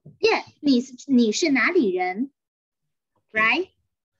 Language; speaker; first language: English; non-native, fluent; Chinese